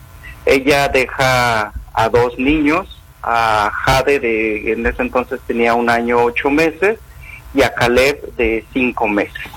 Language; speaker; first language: Spanish; native; Spanish